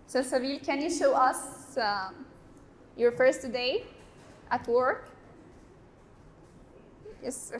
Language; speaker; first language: English; non-native, learner; Arabic